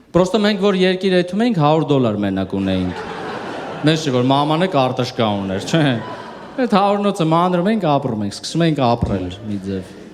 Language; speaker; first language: Armenian; early bilingual, heritage; Armenian